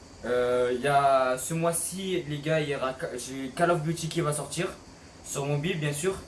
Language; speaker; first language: French; native; French